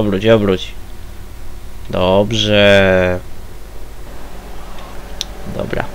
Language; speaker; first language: Polish; native; Polish